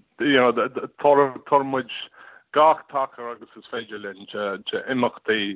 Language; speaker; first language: Irish; non-native, learner; English